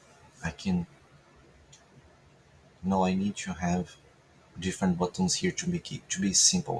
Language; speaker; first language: English; non-native, fluent; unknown